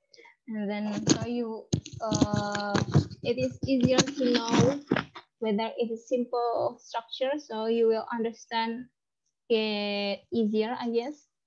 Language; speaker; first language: English; non-native, fluent; Indonesian